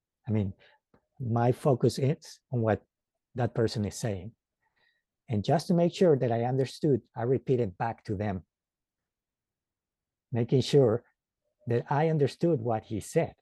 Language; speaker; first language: English; non-native, fluent; Spanish